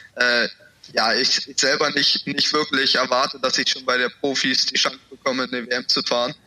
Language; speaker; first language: German; native; German